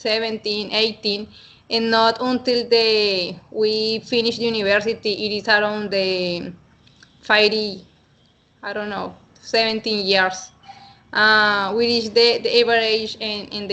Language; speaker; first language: English; non-native, learner; Spanish